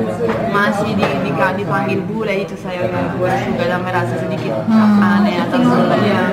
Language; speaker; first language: Indonesian; non-native, fluent; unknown